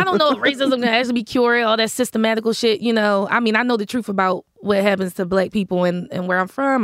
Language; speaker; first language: English; native; English